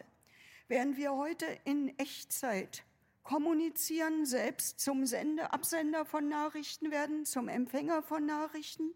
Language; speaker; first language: German; native; German